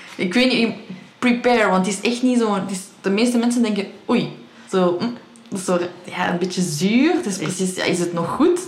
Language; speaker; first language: Dutch; early bilingual, other home language; Persian